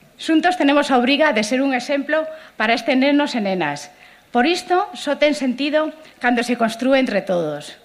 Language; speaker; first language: Galician; native; Galician